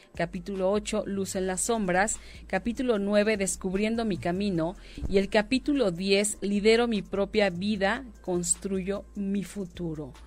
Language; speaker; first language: Spanish; native; Spanish